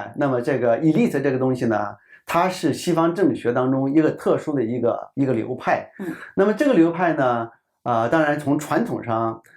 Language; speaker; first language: Chinese; native; Chinese